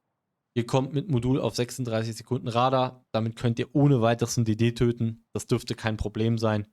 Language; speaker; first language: German; native; German